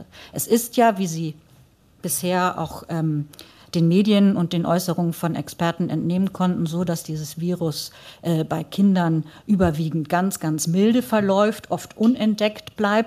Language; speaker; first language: German; native; German